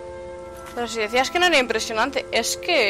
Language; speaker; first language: Spanish; native; Spanish